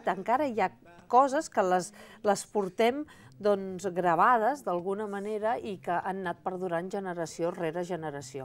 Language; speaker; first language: Catalan; native; Catalan